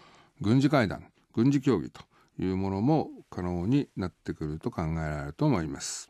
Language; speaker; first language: Japanese; native; Japanese